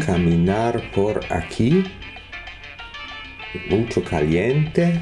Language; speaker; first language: Spanish; non-native, learner; English